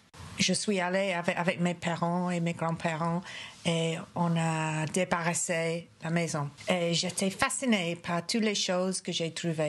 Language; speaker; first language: French; non-native, fluent; English